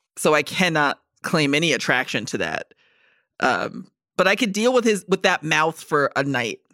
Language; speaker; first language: English; native; English